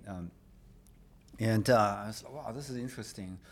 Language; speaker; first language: English; non-native, fluent; Chinese